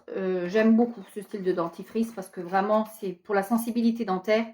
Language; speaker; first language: French; native; French